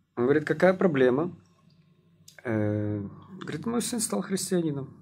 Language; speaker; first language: Russian; native; Russian